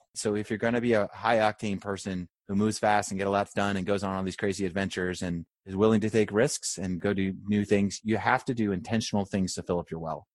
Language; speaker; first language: English; native; English